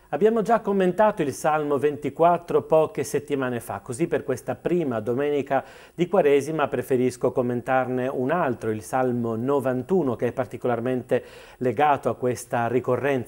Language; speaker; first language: Italian; native; Italian